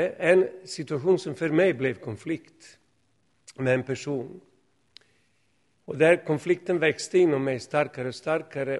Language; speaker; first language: Swedish; non-native, fluent; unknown